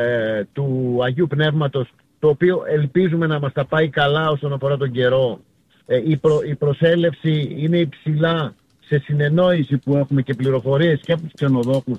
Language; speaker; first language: Greek; native; Greek